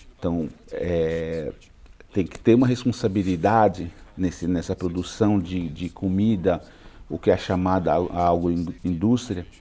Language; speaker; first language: Portuguese; non-native, local second language; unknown